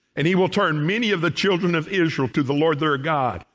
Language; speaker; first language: English; native; English